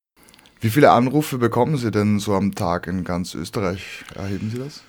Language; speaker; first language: German; native; German